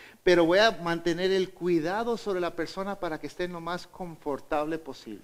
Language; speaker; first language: Spanish; native; Spanish